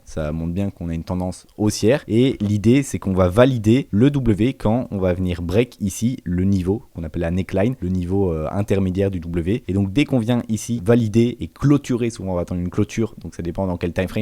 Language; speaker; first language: French; native; French